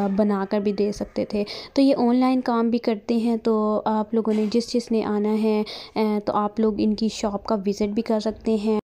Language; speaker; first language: Urdu; native; Urdu